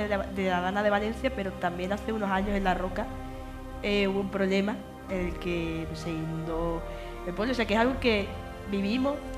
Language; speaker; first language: Spanish; native; Spanish